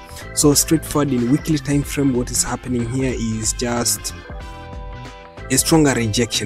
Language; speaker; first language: English; non-native, local second language; Swahili